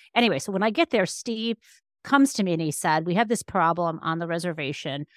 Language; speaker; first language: English; native; English